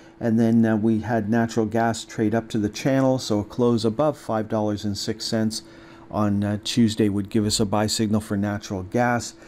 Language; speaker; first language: English; native; English